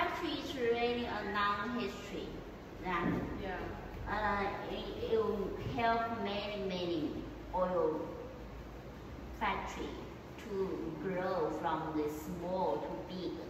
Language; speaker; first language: English; non-native, learner; Chinese